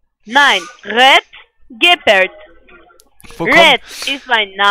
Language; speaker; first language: German; non-native, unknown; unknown